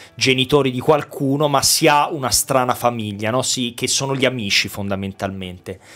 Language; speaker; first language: Italian; native; Italian